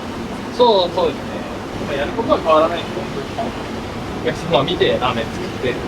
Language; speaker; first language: Japanese; native; Japanese